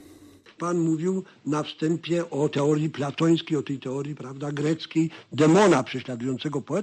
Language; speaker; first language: Polish; native; Polish